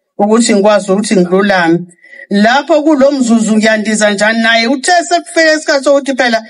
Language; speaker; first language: Zulu; native; Zulu